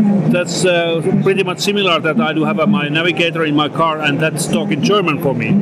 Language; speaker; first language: English; non-native, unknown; Finnish